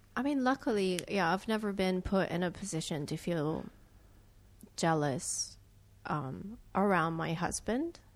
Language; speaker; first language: English; non-native, fluent; Japanese